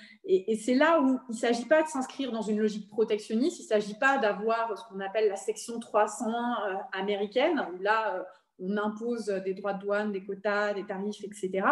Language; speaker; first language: French; native; French